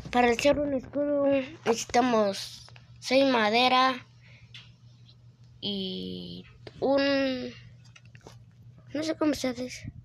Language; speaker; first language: Spanish; early bilingual, heritage; Spanish